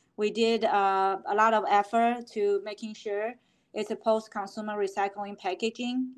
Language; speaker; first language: English; non-native, fluent; Chinese